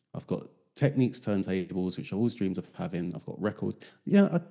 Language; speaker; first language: English; native; English